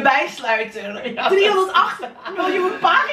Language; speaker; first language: Dutch; native; Dutch